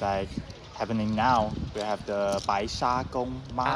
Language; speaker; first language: English; non-native, learner; Chinese